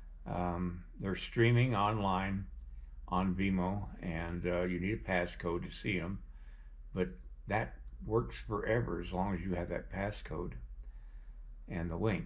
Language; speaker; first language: English; native; English